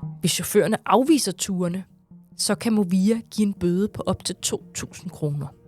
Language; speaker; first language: Danish; native; Danish